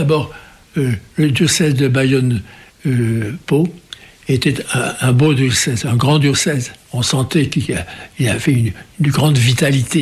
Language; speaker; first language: French; native; French